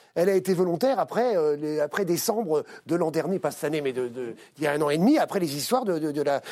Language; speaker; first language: French; native; French